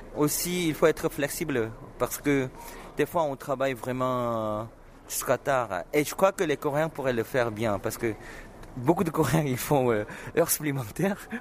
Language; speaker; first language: French; non-native, fluent; Korean